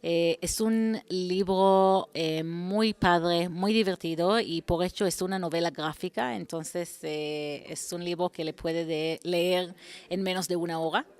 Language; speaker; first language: Spanish; non-native, fluent; Hebrew